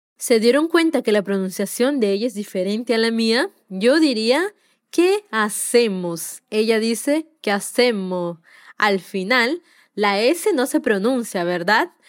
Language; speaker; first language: Spanish; native; Spanish